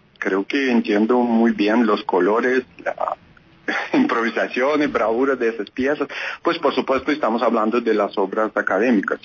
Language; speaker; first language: Spanish; non-native, fluent; Russian